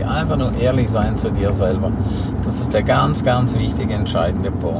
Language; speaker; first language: German; native; German